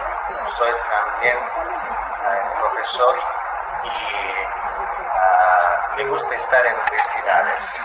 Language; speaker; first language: Spanish; non-native, fluent; Azerbaijani